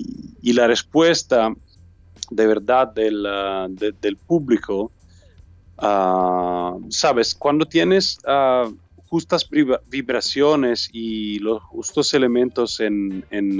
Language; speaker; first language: Spanish; non-native, learner; Italian